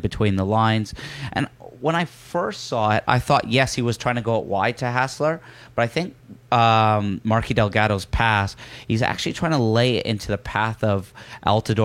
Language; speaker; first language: English; native; English